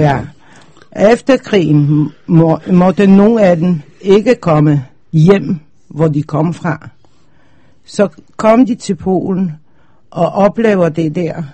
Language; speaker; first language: Danish; non-native, fluent; Polish